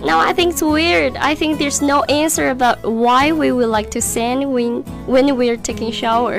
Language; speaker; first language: English; non-native, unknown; Chinese